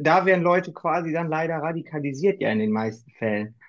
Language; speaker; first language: German; native; German